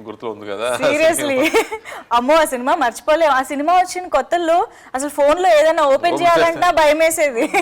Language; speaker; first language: Telugu; native; Telugu